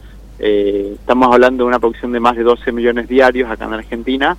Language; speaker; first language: Spanish; native; Spanish